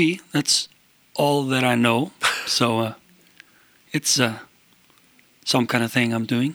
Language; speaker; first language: English; non-native, fluent; Icelandic